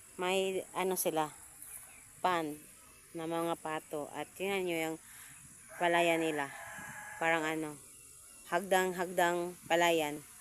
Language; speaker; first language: Filipino; non-native, local second language; Cebuano